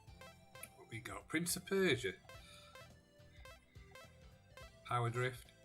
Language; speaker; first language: English; native; English